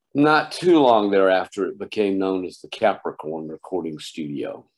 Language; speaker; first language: English; native; English